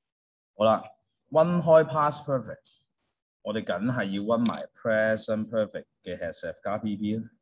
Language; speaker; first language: Chinese; native; Chinese